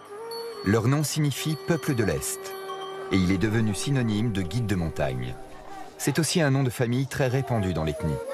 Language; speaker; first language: French; native; French